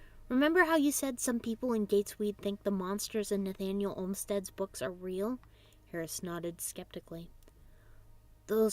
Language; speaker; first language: English; native; English